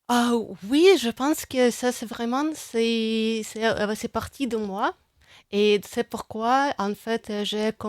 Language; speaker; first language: French; non-native, fluent; Russian